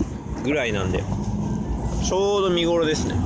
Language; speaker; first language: Japanese; native; Japanese